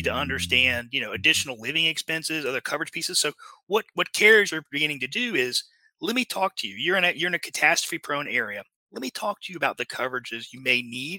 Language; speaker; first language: English; native; English